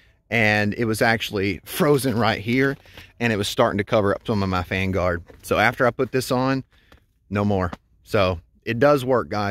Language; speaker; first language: English; native; English